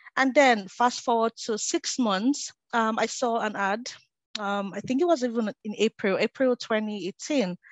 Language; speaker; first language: English; non-native, local second language; Yoruba